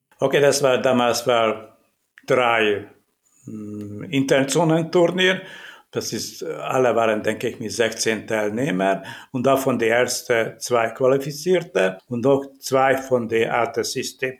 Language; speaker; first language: German; non-native, learner; Hungarian